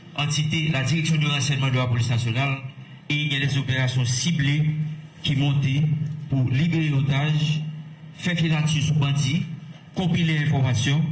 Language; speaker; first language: French; non-native, local second language; Haitian Creole